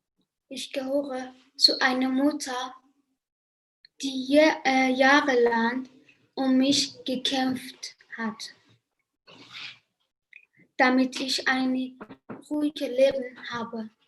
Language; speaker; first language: German; non-native, learner; Persian